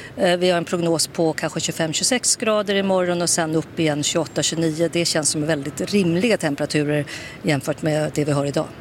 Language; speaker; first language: Swedish; native; Swedish